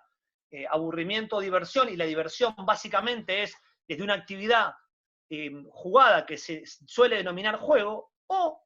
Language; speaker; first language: Spanish; native; Spanish